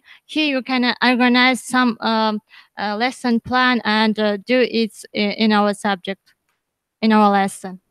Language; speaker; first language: English; non-native, learner; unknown